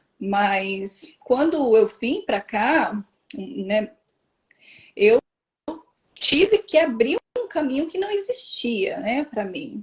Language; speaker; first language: Portuguese; native; Portuguese